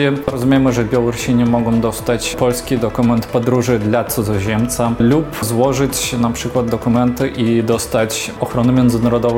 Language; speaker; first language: Polish; non-native, fluent; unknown